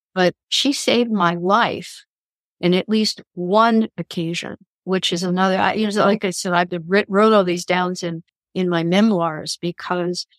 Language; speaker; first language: English; native; English